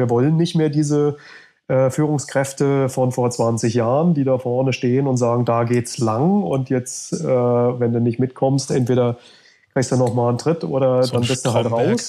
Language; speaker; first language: German; native; German